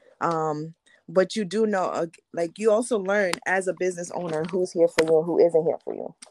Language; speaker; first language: English; early bilingual, other home language; Haitian Creole